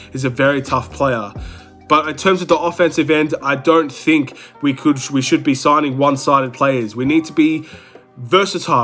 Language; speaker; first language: English; native; English